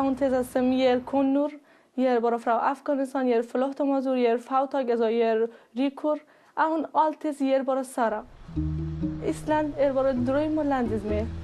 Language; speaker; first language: Icelandic; non-native, learner; Persian